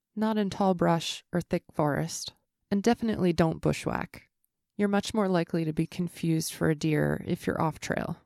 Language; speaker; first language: English; native; English